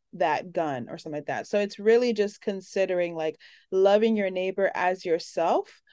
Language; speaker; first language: English; early bilingual, other home language; Spanish